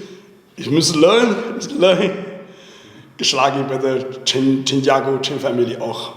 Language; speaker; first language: German; non-native, learner; Chinese